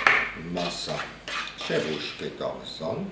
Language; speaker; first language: Polish; non-native, learner; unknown